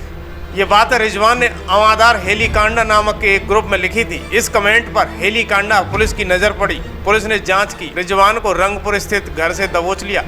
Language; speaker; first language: Hindi; native; Hindi